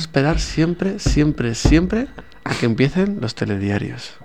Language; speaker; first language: Spanish; native; Spanish